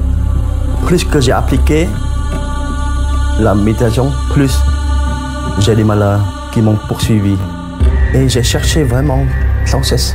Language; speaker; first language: French; non-native, learner; Khmer